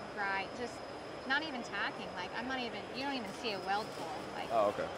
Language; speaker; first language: English; native; English